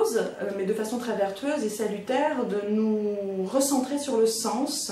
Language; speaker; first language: French; native; French